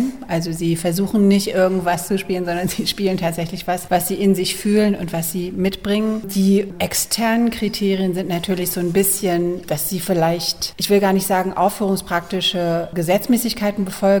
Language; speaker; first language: German; native; German